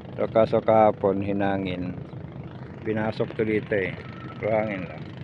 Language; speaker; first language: Filipino; non-native, local second language; Cebuano